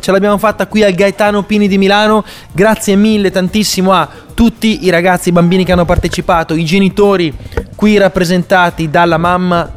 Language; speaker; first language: Italian; native; Italian